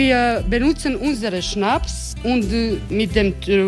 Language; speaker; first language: German; non-native, learner; Croatian